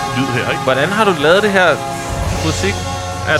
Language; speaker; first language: Danish; native; Danish